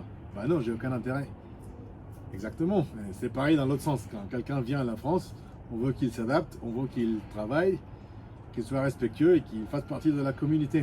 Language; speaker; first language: French; non-native, fluent; Spanish